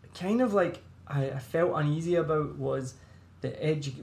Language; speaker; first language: English; native; English